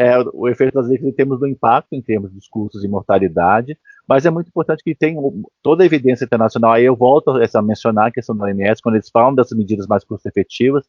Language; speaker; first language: Portuguese; native; Portuguese